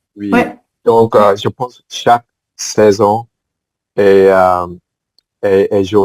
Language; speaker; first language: French; non-native, fluent; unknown